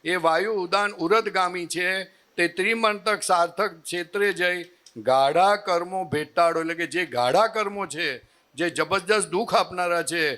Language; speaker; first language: Gujarati; native; Gujarati